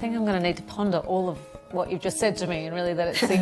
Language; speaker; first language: English; native; English